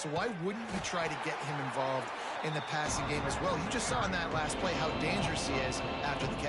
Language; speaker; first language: English; native; English